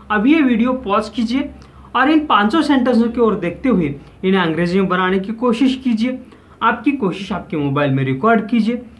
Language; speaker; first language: Hindi; non-native, local second language; Marathi